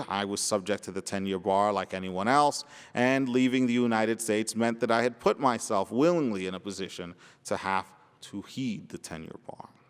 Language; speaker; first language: English; early bilingual, other home language; Spanish